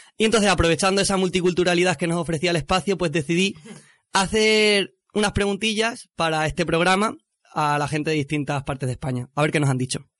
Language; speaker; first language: Spanish; native; Spanish